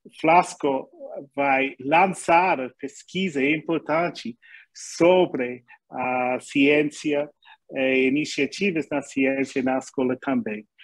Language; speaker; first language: Portuguese; non-native, learner; English